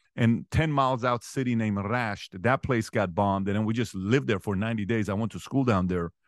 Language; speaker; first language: English; early bilingual, other home language; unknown